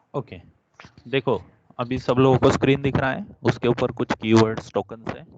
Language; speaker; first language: Hindi; non-native, local second language; Marathi